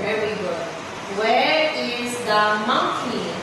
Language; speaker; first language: English; non-native, fluent; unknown